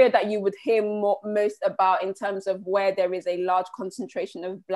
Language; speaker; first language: English; native; English